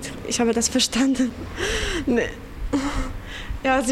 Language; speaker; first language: German; non-native, fluent; Polish